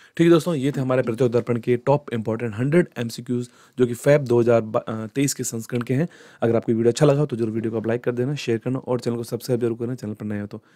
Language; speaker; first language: Hindi; native; Hindi